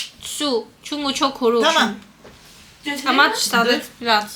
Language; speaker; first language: Turkish; non-native, learner; Chinese